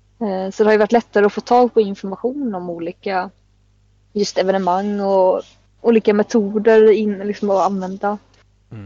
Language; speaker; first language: Swedish; native; Swedish